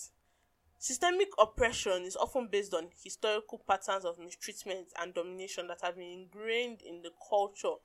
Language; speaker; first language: English; non-native, local second language; Yoruba